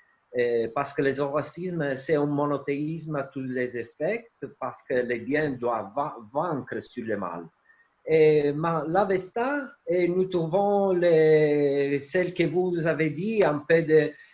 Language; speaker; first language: French; non-native, fluent; Italian